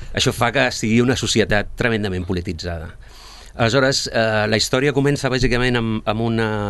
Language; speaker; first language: Catalan; early bilingual, other home language; Spanish